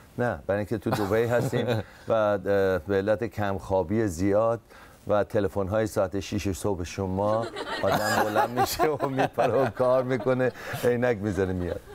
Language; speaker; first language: Persian; native; Persian